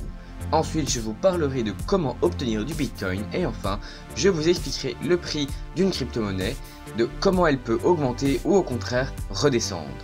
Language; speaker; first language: French; native; French